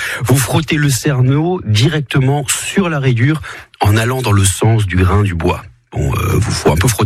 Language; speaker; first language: French; native; French